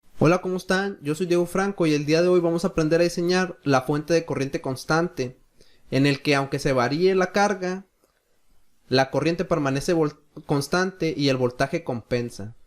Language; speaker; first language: Spanish; native; Spanish